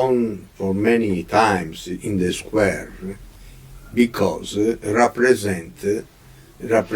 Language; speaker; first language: English; non-native, learner; Italian